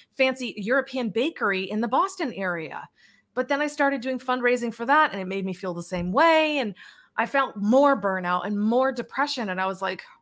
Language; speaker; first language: English; native; English